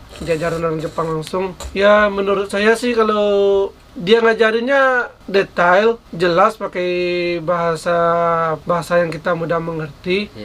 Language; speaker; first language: Indonesian; native; Indonesian